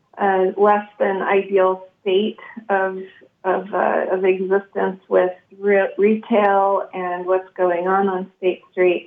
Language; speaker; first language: English; native; English